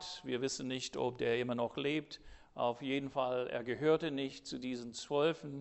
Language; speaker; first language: German; non-native, fluent; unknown